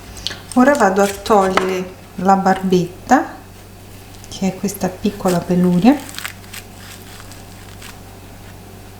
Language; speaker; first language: Italian; native; Italian